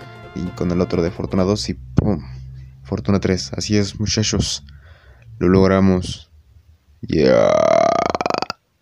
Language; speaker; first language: Spanish; native; Spanish